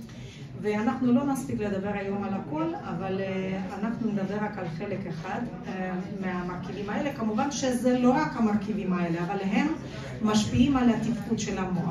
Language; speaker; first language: Hebrew; non-native, fluent; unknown